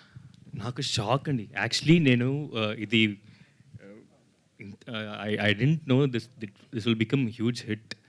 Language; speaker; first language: Telugu; non-native, learner; Tamil